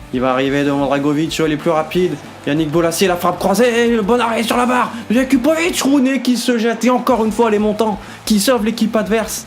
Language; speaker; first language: French; native; French